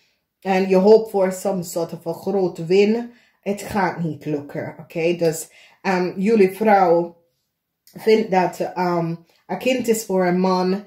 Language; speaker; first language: Dutch; non-native, fluent; English